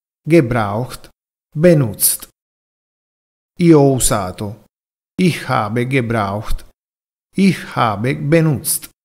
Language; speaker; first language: German; non-native, fluent; Italian